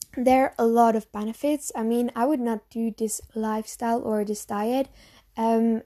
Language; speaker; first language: English; non-native, fluent; German